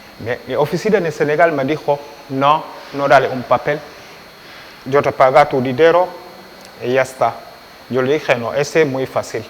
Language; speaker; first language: Spanish; non-native, learner; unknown